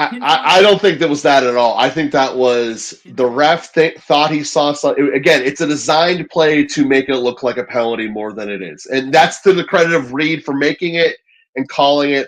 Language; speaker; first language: English; native; English